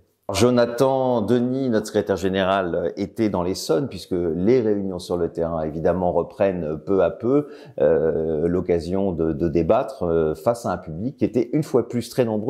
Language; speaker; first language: French; native; French